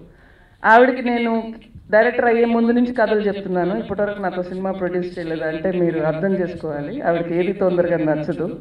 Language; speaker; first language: Telugu; native; Telugu